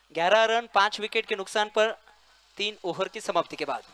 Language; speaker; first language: Hindi; non-native, local second language; Marathi